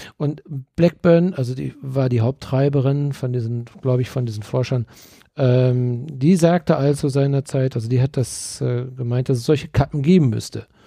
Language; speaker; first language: German; native; German